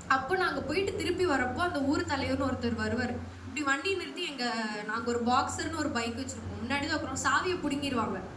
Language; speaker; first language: Tamil; non-native, local second language; Telugu